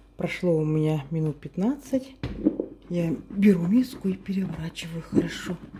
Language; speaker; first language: Russian; native; Russian